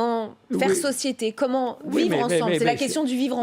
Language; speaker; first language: French; native; French